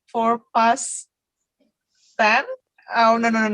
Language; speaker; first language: English; non-native, learner; Indonesian